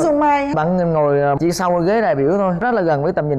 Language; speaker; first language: Vietnamese; native; Vietnamese